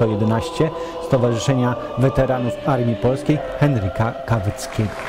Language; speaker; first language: Polish; native; Polish